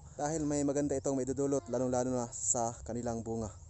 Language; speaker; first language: Filipino; non-native, local second language; Cebuano